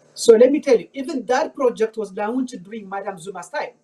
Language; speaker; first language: English; non-native, fluent; Amharic